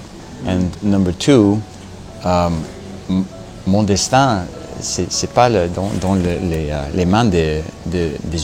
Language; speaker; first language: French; non-native, learner; English